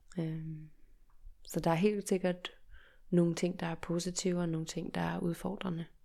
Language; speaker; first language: Danish; early bilingual, heritage; Danish